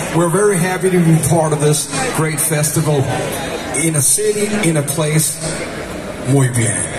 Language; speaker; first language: English; non-native, fluent; Danish